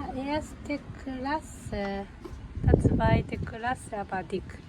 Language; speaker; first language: German; non-native, learner; Japanese